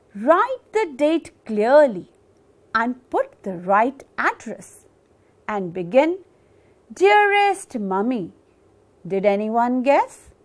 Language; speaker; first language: English; non-native, local second language; Punjabi